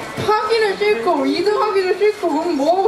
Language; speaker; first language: Korean; native; Korean